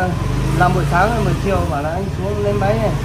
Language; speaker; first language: Vietnamese; native; Vietnamese